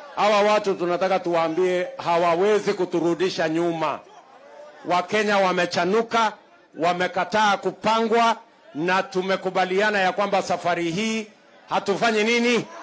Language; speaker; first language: Swahili; non-native, local second language; Kalenjin